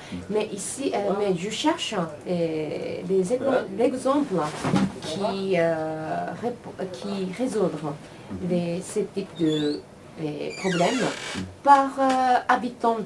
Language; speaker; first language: French; non-native, learner; Japanese